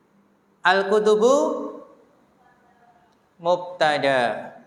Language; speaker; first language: Arabic; non-native, fluent; Indonesian